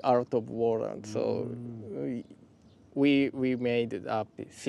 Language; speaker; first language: English; non-native, learner; Japanese